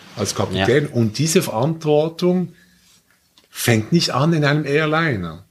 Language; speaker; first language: German; native; German